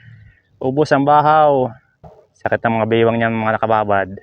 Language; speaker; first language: Filipino; native; Filipino